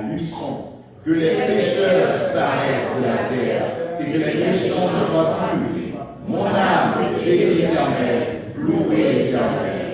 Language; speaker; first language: French; non-native, local second language; Haitian Creole